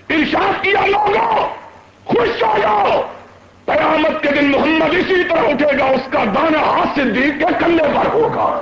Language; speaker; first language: Urdu; non-native, local second language; Punjabi